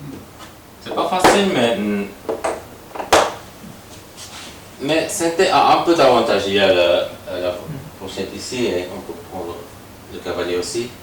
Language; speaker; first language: French; non-native, fluent; Japanese